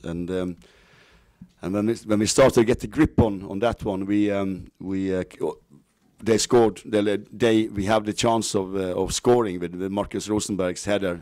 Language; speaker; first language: English; non-native, fluent; Norwegian